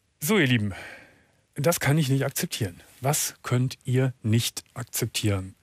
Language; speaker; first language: German; native; German